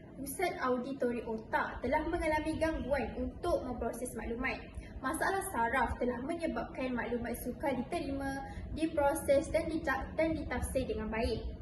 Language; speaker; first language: Malay; native; Malay